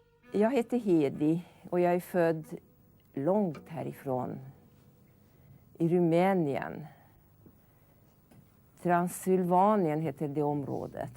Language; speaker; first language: Swedish; non-native, fluent; Hungarian